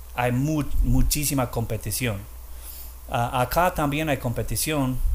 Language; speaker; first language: Spanish; non-native, fluent; English